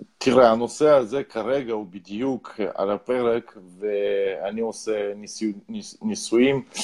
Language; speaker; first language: Hebrew; non-native, fluent; Russian